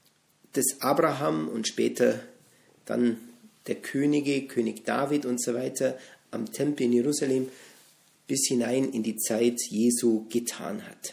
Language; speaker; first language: German; native; German